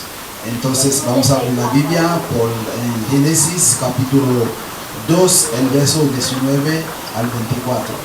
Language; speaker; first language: Spanish; non-native, learner; Haitian Creole